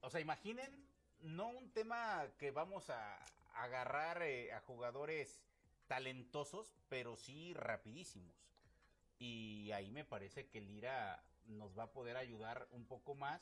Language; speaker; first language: Spanish; native; Spanish